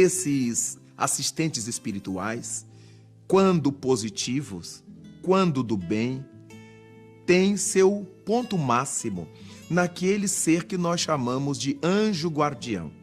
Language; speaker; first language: Portuguese; native; Portuguese